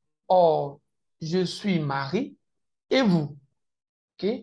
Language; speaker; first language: French; native; French